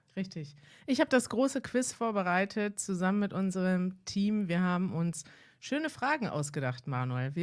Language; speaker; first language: German; native; German